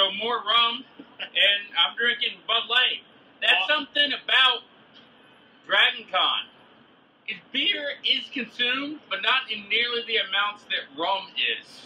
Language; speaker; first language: English; native; English